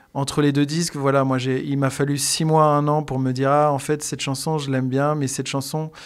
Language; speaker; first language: French; native; French